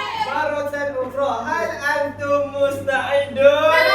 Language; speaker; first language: Arabic; non-native, learner; Malay